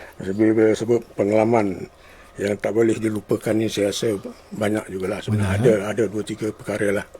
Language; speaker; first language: Malay; non-native, local second language; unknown